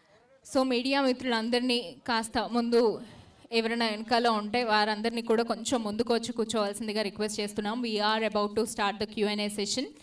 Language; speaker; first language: Telugu; native; Telugu